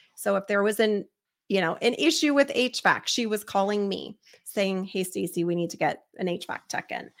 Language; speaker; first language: English; native; English